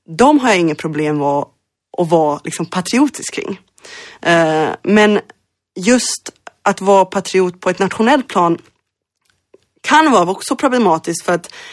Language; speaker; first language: Swedish; early bilingual, other home language; Bosnian